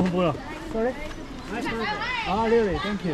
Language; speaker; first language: English; non-native, learner; Korean